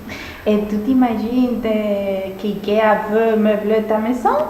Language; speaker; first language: French; non-native, learner; Spanish